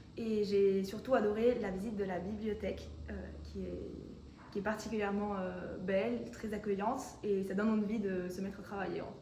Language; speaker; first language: French; non-native, fluent; Spanish